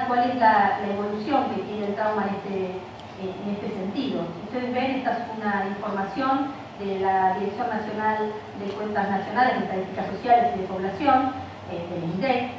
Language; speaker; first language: Spanish; native; Spanish